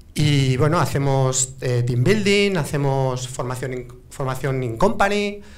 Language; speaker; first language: Spanish; native; Spanish